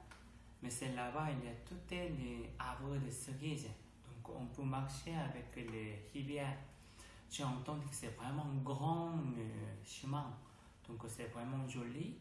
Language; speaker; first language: French; non-native, learner; Korean